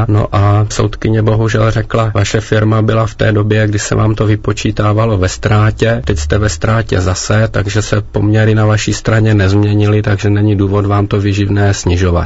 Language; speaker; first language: Czech; native; Czech